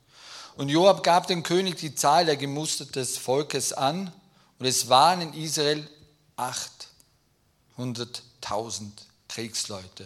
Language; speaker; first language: German; native; German